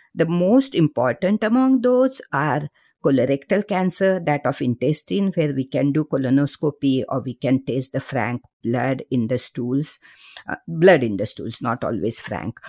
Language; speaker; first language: English; non-native, local second language; Marathi